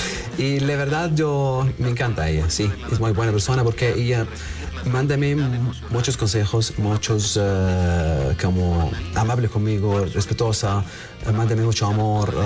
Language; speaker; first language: Spanish; non-native, learner; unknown